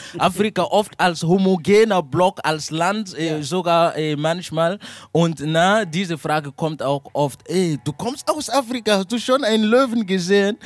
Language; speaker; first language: German; non-native, fluent; Mossi